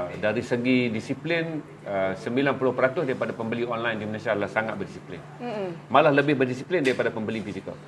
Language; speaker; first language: Malay; native; Malay